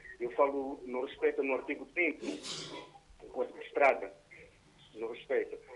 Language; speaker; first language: Portuguese; non-native, local second language; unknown